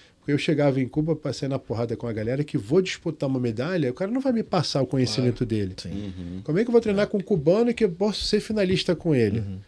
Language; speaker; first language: Portuguese; non-native, fluent; Arabic